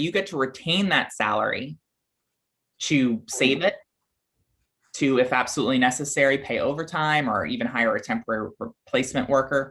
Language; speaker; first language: English; native; English